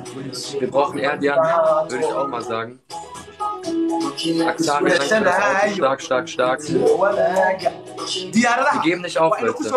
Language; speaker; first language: German; early bilingual, other home language; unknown